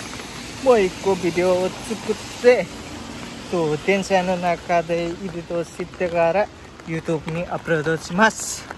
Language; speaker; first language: Japanese; non-native, learner; Nepali